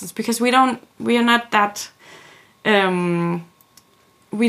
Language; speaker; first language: English; non-native, fluent; Kalaallisut